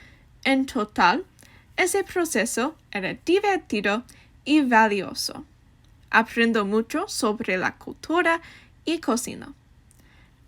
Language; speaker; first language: Spanish; non-native, learner; English